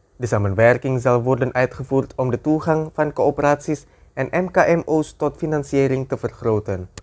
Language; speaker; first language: Dutch; non-native, fluent; Indonesian